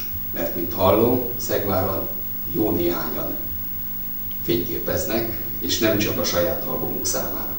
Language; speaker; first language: Hungarian; native; Hungarian